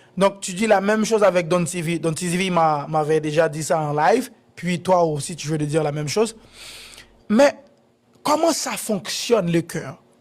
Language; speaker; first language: French; non-native, local second language; Haitian Creole